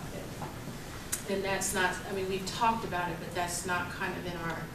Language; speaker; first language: English; native; English